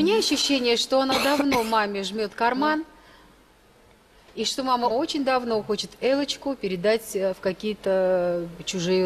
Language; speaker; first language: Russian; native; Russian